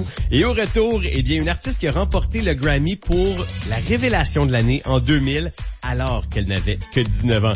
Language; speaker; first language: French; native; French